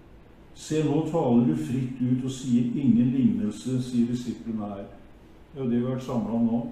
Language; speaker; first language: Norwegian; native; Norwegian